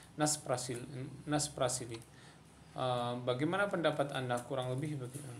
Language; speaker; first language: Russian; non-native, fluent; Indonesian